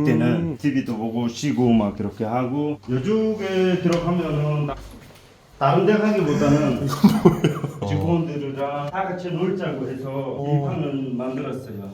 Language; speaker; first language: Korean; non-native, fluent; Mongolian